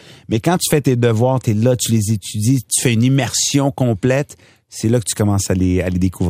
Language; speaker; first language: French; non-native, local second language; Punjabi